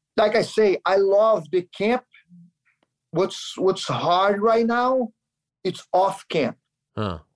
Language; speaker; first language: English; non-native, learner; Kyrgyz